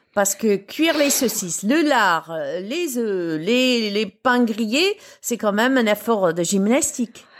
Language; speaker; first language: French; non-native, fluent; English